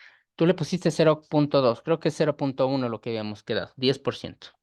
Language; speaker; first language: Spanish; native; Spanish